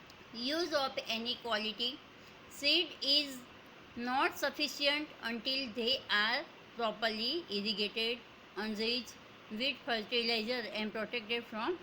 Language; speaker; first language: English; non-native, local second language; Hindi